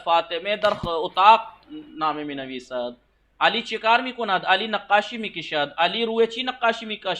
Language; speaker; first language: Persian; non-native, fluent; Urdu